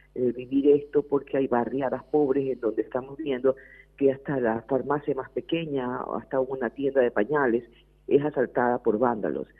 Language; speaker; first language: Spanish; native; Spanish